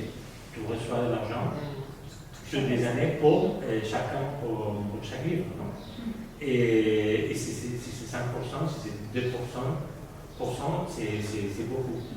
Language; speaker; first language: French; non-native, fluent; Spanish